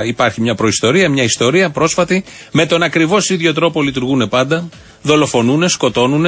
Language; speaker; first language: Greek; native; Greek